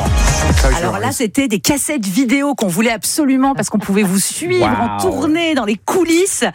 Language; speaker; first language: French; native; French